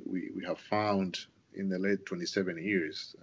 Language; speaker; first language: English; non-native, local second language; Kinyarwanda